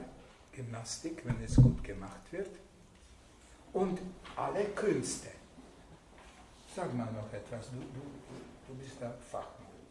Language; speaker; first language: German; non-native, fluent; Hungarian